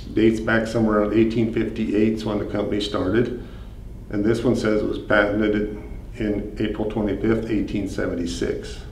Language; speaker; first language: English; native; English